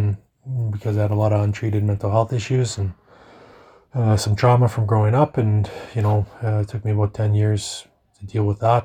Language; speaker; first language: English; native; English